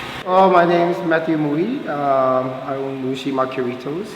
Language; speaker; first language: English; native; English